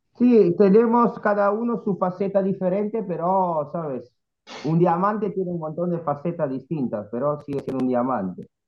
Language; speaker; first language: Spanish; non-native, fluent; Italian